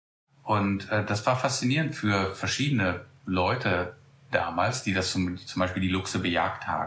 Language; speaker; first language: German; native; German